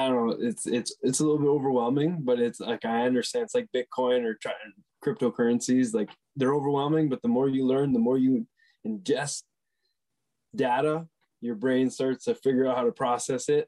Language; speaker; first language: English; non-native, fluent; French